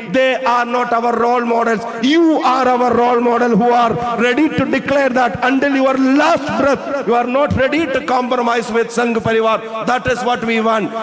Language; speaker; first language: English; non-native, local second language; Malayalam